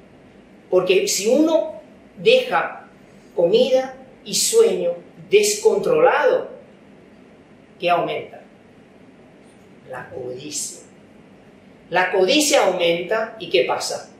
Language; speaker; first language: Spanish; non-native, fluent; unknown